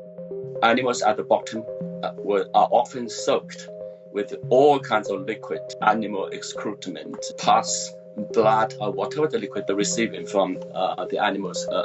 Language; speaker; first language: English; non-native, fluent; Chinese